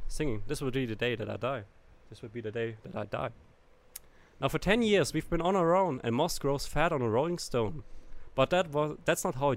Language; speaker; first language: English; non-native, fluent; German